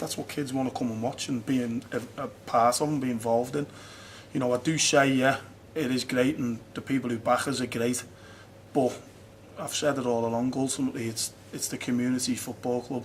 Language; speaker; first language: English; native; English